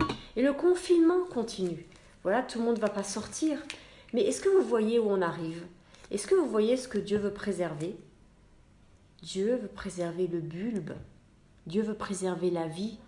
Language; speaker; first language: French; native; French